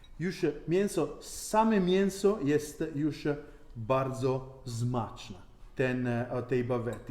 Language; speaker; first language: Polish; non-native, learner; Italian